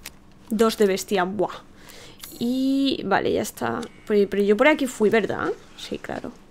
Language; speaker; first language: Spanish; native; Spanish